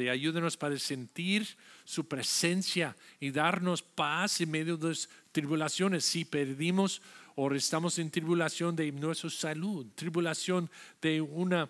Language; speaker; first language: Spanish; non-native, fluent; English